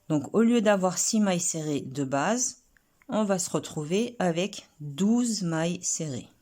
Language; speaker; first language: French; native; French